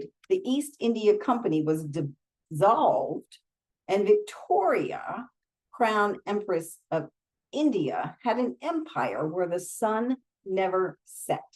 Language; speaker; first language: English; native; English